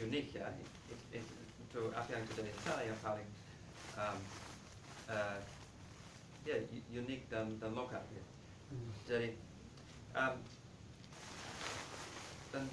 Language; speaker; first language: Indonesian; non-native, fluent; English